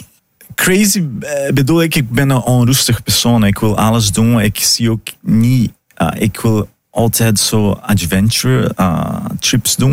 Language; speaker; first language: Dutch; non-native, fluent; Portuguese